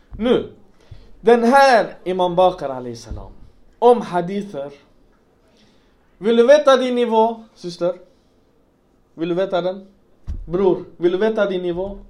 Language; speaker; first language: Swedish; non-native, local second language; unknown